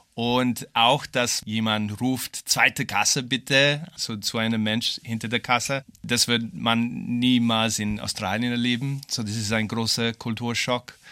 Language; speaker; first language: German; non-native, fluent; English